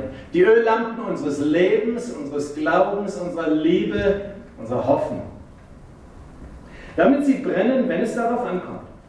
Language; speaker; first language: German; native; German